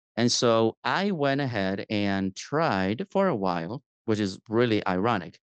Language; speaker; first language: English; non-native, fluent; Spanish